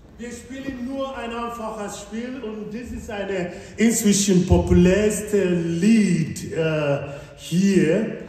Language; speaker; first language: German; non-native, fluent; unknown